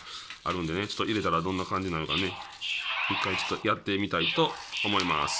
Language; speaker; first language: Japanese; native; Japanese